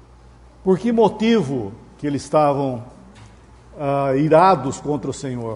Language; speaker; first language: Portuguese; native; Portuguese